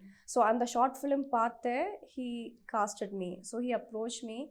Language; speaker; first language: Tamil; non-native, learner; Malayalam